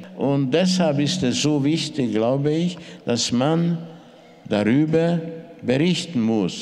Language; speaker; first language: German; non-native, fluent; Hungarian